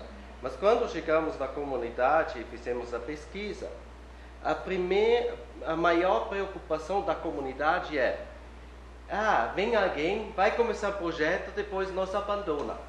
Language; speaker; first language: Portuguese; non-native, fluent; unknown